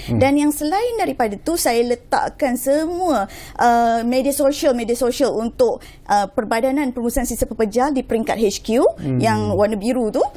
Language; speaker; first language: Malay; native; Malay